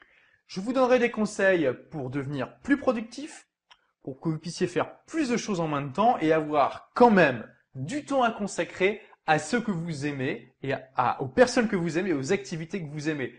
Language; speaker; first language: French; native; French